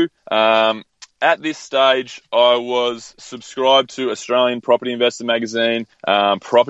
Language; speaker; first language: English; native; English